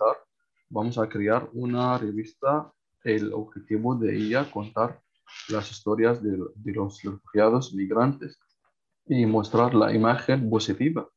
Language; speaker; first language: Spanish; non-native, learner; Arabic